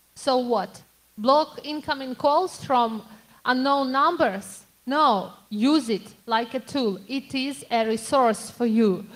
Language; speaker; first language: English; non-native, fluent; Ukrainian